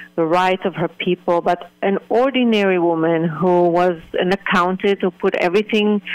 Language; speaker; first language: English; early bilingual, other home language; Hebrew